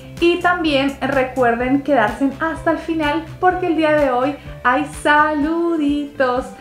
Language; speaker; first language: Spanish; native; Spanish